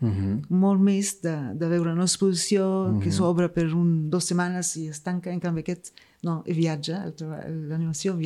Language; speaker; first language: Catalan; non-native, fluent; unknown